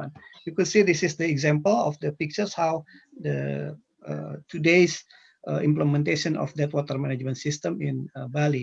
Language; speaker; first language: English; non-native, fluent; Indonesian